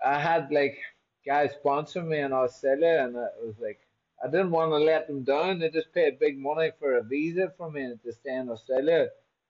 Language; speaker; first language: English; native; English